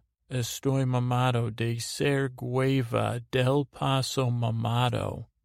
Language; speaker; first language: Spanish; non-native, learner; English